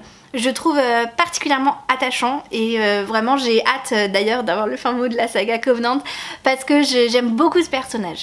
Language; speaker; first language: French; native; French